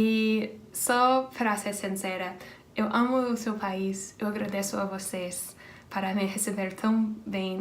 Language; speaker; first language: Portuguese; non-native, fluent; English